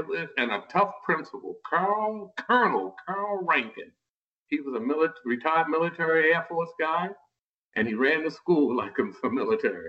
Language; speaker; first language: English; native; English